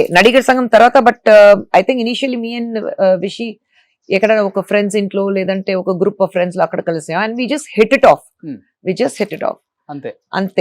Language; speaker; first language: Telugu; non-native, fluent; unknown